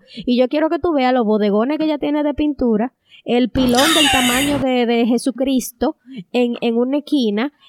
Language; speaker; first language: Spanish; native; Spanish